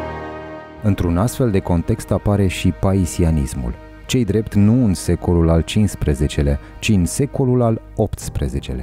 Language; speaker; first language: Romanian; native; Romanian